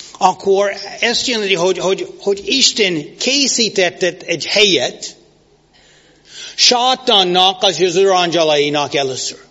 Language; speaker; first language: Hungarian; non-native, learner; English